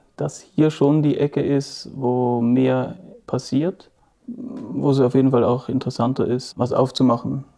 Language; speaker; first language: German; native; German